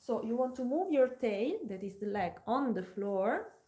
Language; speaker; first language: English; non-native, fluent; Italian